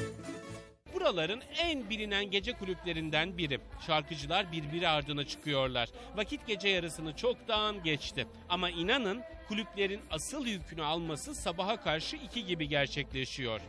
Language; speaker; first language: Turkish; native; Turkish